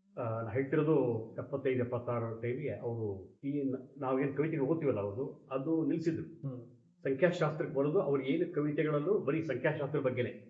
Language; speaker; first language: Kannada; native; Kannada